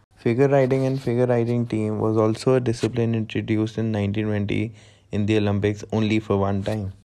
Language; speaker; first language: English; non-native, local second language; Hindi